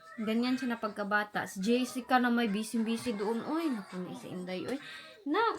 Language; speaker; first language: Filipino; non-native, local second language; Cebuano